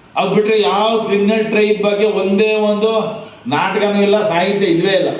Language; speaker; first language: Kannada; non-native, local second language; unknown